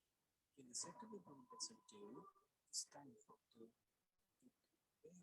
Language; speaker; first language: English; non-native, learner; Indonesian